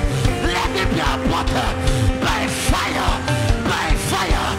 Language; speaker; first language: English; native; English